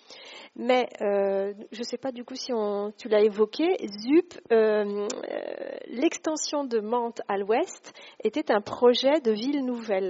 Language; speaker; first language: French; native; French